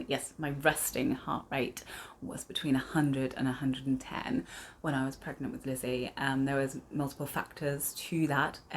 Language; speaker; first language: English; native; English